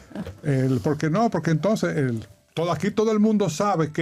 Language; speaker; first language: Spanish; native; Spanish